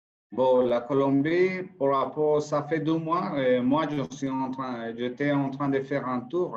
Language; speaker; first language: French; non-native, fluent; Spanish